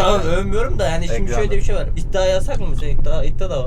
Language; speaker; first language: Turkish; native; Turkish